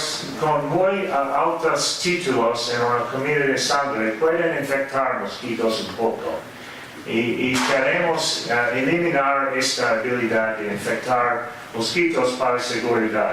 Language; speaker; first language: Spanish; non-native, fluent; English